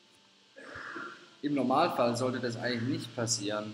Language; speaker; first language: German; native; German